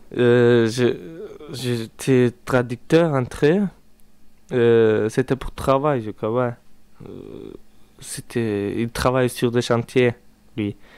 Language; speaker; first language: French; non-native, learner; Turkish